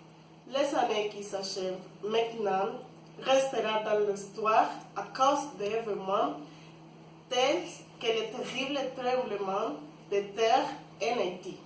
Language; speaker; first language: French; non-native, learner; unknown